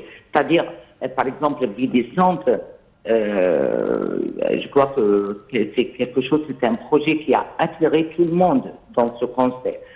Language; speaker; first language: French; non-native, fluent; Arabic